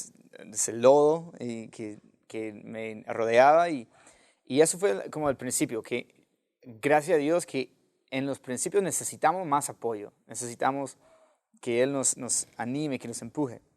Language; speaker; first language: Spanish; non-native, fluent; English